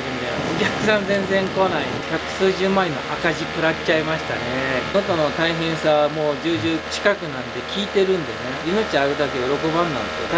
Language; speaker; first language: Japanese; native; Japanese